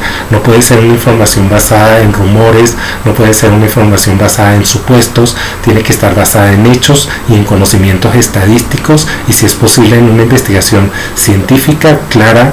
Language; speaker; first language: Spanish; native; Spanish